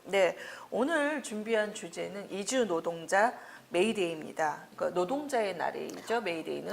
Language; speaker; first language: Korean; native; Korean